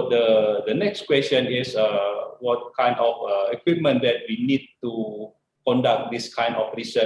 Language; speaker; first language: English; non-native, fluent; Indonesian